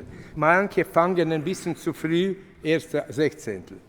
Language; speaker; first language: German; non-native, fluent; Latvian